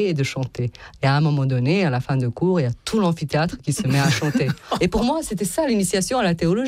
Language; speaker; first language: French; non-native, fluent; Serbian